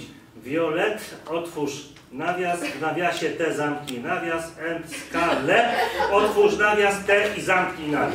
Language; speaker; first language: Polish; native; Polish